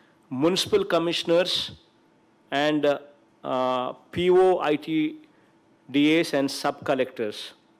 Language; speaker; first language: English; non-native, local second language; Telugu